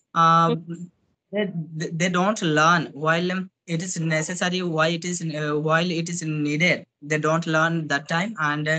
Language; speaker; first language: English; non-native, local second language; Odia